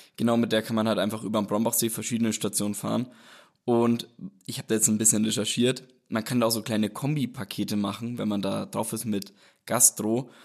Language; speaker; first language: German; native; German